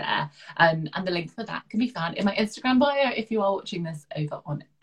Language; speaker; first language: English; native; English